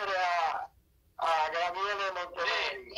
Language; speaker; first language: Spanish; native; Spanish